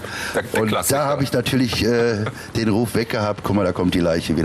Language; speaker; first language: German; native; German